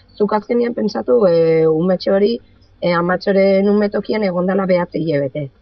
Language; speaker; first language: Basque; non-native, local second language; Spanish